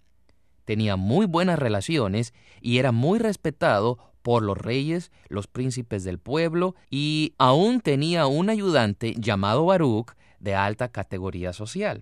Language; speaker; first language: Spanish; native; Spanish